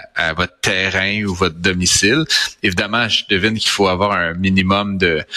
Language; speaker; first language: French; native; French